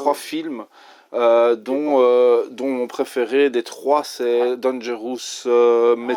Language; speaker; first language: French; native; French